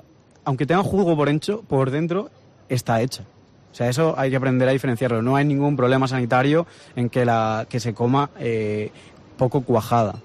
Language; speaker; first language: Spanish; native; Spanish